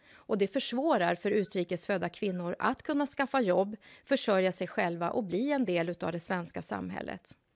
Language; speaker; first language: Swedish; native; Swedish